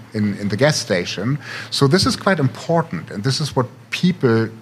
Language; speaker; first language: English; non-native, fluent; German